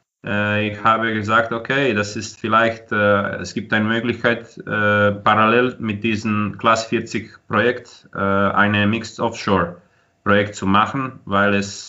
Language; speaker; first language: German; non-native, fluent; Croatian